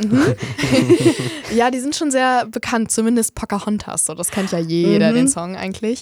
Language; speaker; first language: German; native; German